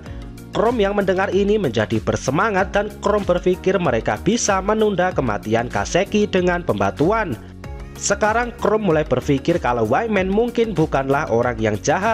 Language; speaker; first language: Indonesian; native; Indonesian